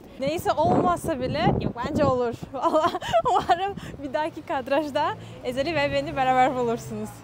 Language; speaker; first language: Turkish; non-native, fluent; Russian